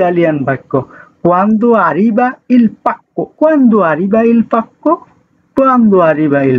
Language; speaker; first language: Italian; non-native, learner; Bangla